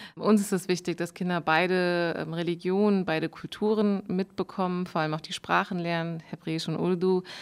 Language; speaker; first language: German; early bilingual, other home language; Urdu